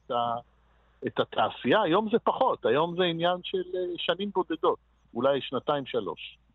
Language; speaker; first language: Hebrew; native; Hebrew